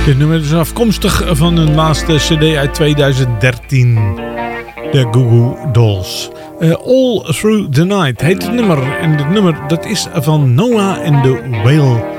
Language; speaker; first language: Dutch; native; Dutch